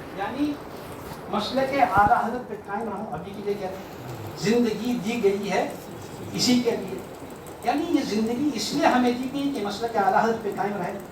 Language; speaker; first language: Urdu; non-native, fluent; English